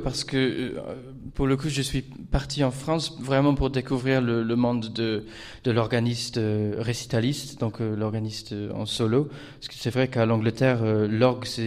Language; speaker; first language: French; non-native, fluent; English